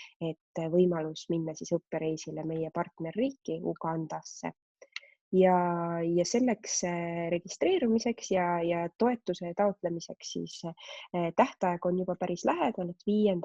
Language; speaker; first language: Estonian; native; Estonian